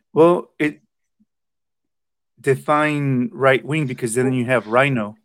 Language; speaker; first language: English; early bilingual, other home language; Spanish